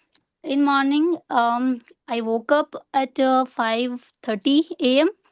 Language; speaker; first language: English; non-native, learner; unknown